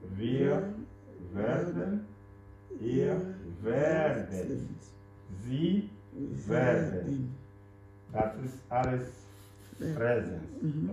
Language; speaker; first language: German; non-native, fluent; French